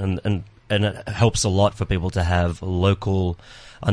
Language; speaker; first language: English; native; English